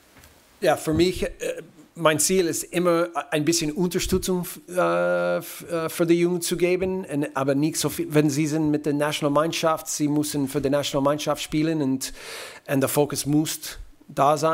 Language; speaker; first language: German; non-native, fluent; English